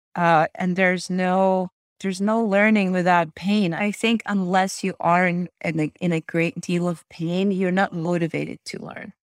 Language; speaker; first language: English; non-native, fluent; Swedish